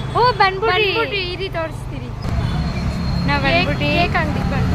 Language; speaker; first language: Kannada; native; Kannada